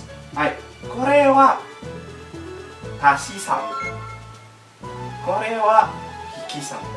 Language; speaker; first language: Japanese; non-native, learner; Indonesian